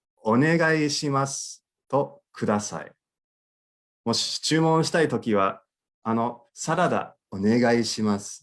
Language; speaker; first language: Japanese; non-native, fluent; English